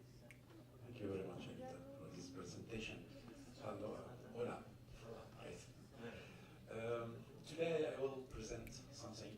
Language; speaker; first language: English; non-native, fluent; Arabic